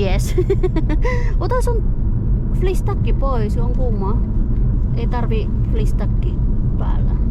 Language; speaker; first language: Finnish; non-native, learner; Filipino